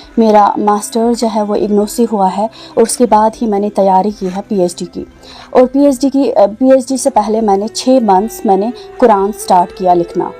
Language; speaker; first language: Urdu; non-native, local second language; Kashmiri